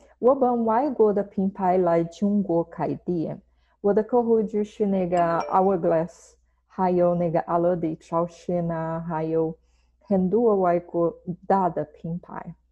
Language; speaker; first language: Chinese; non-native, fluent; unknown